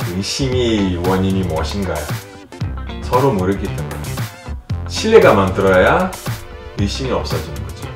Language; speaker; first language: Korean; non-native, fluent; Portuguese